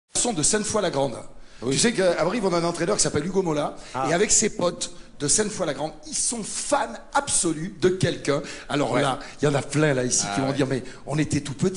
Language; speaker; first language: French; native; French